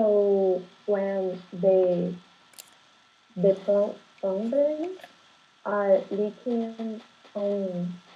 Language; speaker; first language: English; non-native, learner; Portuguese